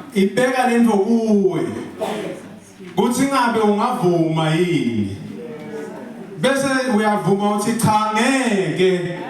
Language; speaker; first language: Zulu; non-native, local second language; Swati